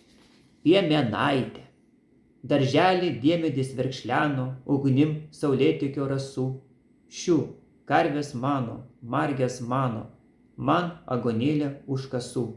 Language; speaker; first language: Lithuanian; native; Lithuanian